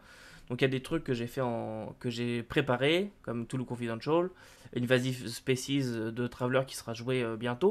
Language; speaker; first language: French; native; French